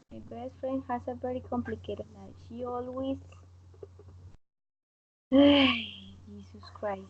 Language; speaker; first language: English; non-native, learner; Spanish